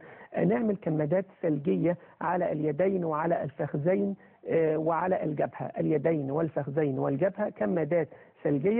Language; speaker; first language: Arabic; native; Arabic